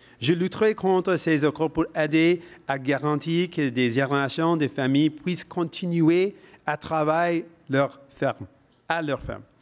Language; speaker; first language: French; non-native, local second language; English